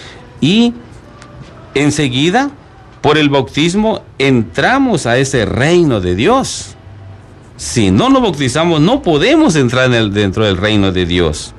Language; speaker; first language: Spanish; native; Spanish